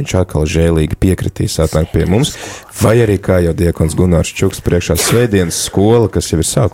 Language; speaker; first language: Latvian; native; Latvian